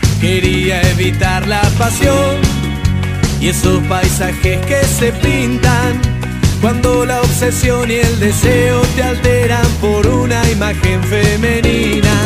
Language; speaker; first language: Spanish; native; Spanish